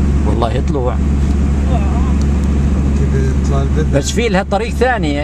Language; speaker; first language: Arabic; native; Arabic